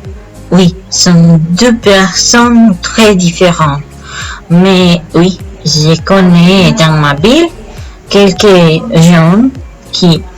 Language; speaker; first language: French; non-native, learner; Spanish